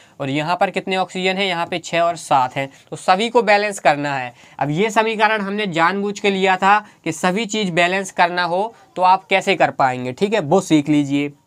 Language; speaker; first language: Hindi; native; Hindi